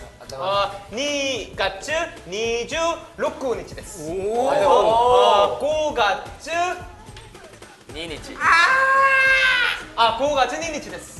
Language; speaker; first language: Japanese; non-native, learner; Korean